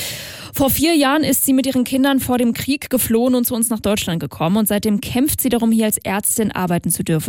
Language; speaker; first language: German; native; German